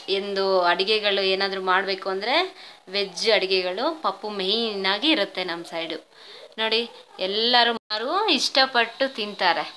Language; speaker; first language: Kannada; non-native, local second language; Telugu